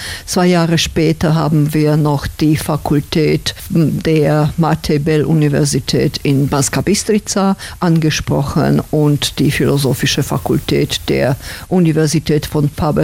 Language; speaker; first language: German; non-native, fluent; Slovak